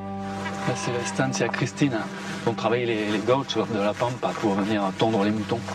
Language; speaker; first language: French; native; French